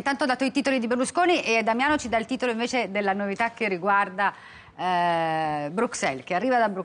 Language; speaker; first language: Italian; native; Italian